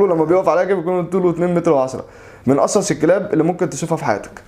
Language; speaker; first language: Arabic; native; Arabic